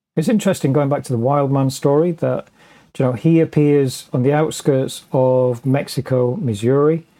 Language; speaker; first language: English; native; English